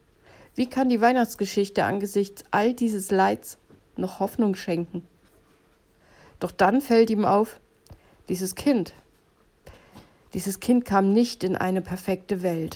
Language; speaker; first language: German; native; German